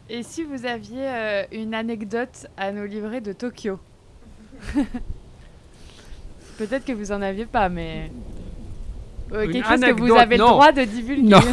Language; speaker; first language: French; native; French